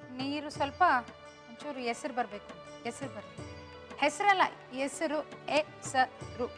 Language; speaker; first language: Kannada; native; Kannada